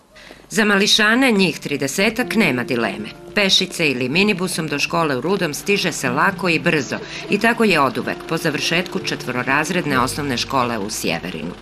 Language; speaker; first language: Serbian; native; Serbian